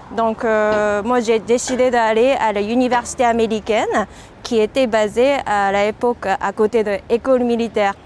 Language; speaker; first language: French; non-native, fluent; Japanese